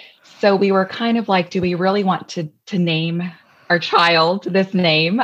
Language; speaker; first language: English; native; English